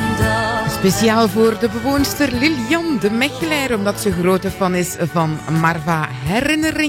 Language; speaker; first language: Dutch; native; Dutch